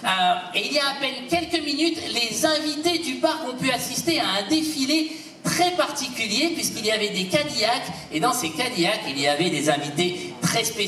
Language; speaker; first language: French; native; French